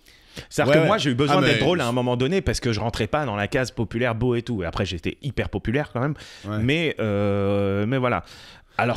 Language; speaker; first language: French; native; French